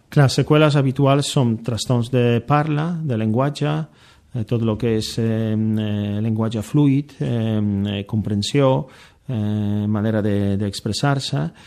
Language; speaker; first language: Catalan; non-native, fluent; Polish